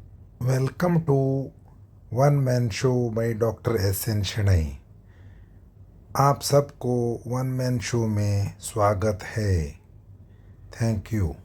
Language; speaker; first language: Hindi; non-native, local second language; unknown